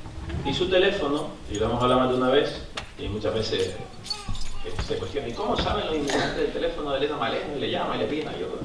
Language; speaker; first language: Spanish; native; Spanish